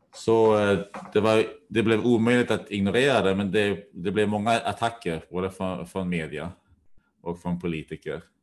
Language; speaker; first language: Swedish; native; Swedish